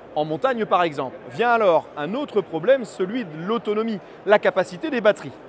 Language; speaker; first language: French; native; French